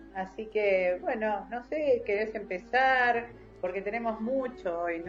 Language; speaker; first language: Spanish; native; Spanish